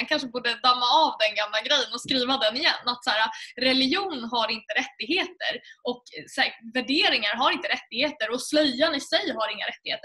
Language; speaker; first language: Swedish; native; Swedish